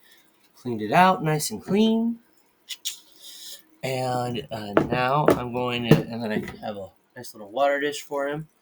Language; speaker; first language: English; native; English